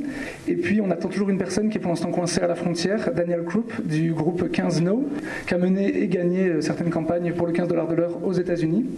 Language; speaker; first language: French; native; French